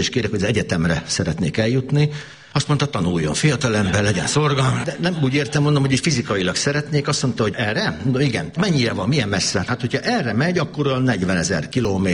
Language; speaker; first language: Hungarian; native; Hungarian